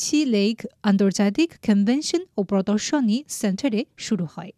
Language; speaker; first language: Bangla; non-native, fluent; Chinese